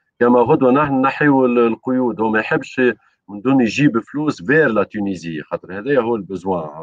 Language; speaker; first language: French; non-native, local second language; Arabic